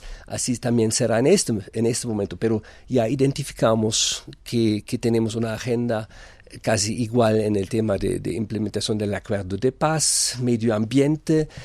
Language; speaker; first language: Spanish; non-native, fluent; German